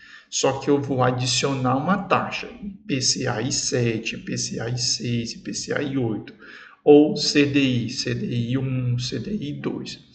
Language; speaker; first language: Portuguese; native; Portuguese